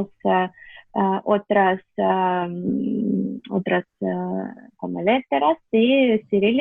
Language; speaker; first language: Spanish; non-native, fluent; Russian